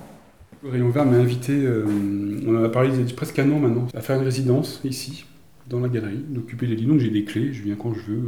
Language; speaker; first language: French; native; French